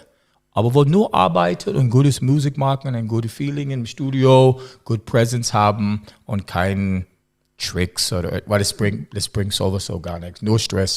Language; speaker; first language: German; non-native, learner; English